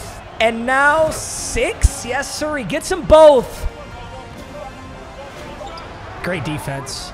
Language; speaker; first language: English; native; English